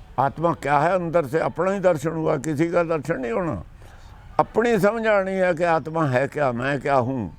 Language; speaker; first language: Hindi; non-native, local second language; Punjabi